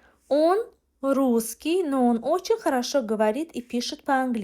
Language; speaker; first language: Russian; non-native, learner; Azerbaijani